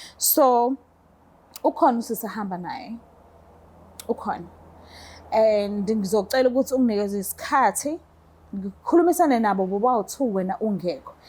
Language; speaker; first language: Zulu; native; Zulu